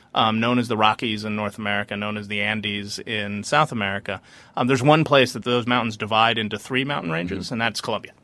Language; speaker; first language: English; early bilingual, other home language; Spanish